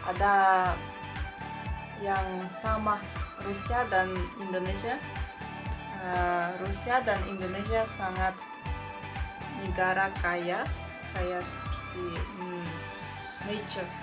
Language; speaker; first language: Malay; non-native, learner; Russian